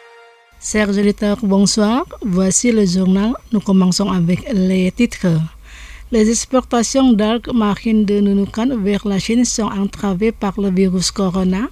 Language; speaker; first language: French; non-native, fluent; Indonesian